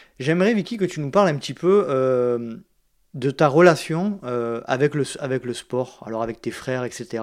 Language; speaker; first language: French; native; French